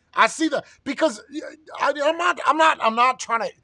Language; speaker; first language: English; native; English